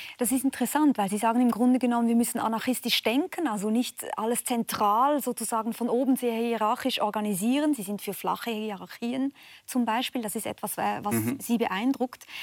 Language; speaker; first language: German; native; German